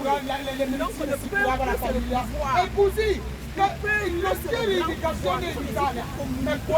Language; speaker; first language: Italian; non-native, learner; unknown